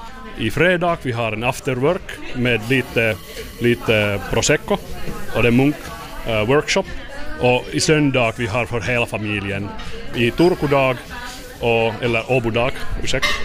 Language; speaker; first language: Swedish; non-native, learner; Finnish